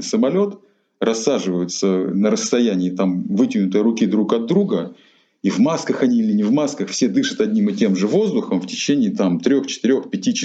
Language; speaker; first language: Russian; native; Russian